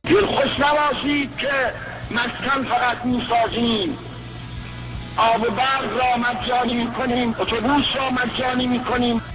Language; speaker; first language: Persian; native; Persian